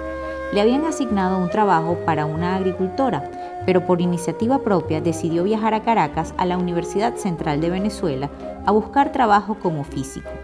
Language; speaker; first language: Spanish; non-native, fluent; Georgian